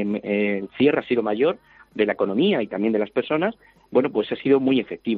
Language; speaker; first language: Spanish; native; Spanish